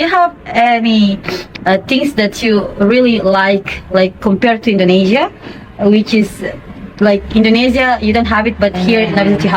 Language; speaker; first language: English; non-native, fluent; Indonesian